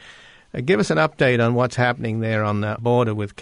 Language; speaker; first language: English; native; English